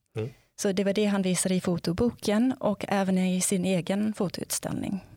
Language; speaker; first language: Swedish; non-native, fluent; English